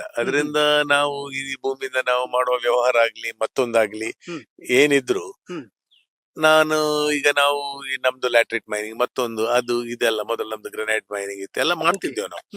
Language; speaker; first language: Kannada; non-native, local second language; Tulu